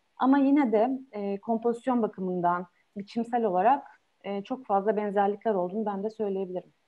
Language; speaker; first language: Turkish; native; Turkish